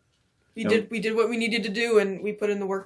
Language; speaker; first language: English; native; English